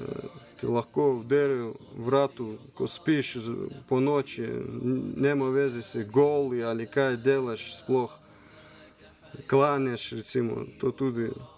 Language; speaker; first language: Slovenian; non-native, learner; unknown